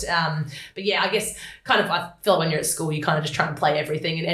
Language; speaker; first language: English; native; English